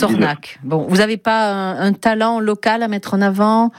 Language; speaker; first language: French; native; French